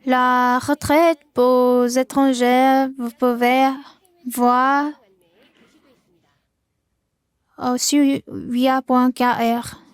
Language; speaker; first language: French; non-native, learner; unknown